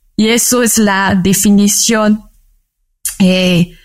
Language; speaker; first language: Spanish; non-native, fluent; French